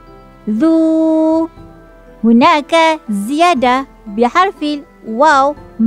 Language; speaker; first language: Arabic; non-native, fluent; Malay